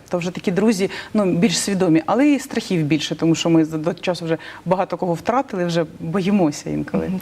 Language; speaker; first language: Ukrainian; non-native, local second language; Russian